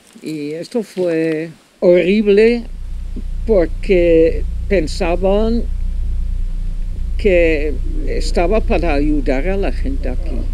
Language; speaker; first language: Spanish; non-native, fluent; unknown